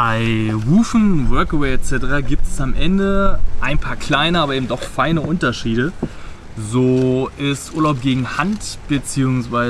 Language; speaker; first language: German; native; German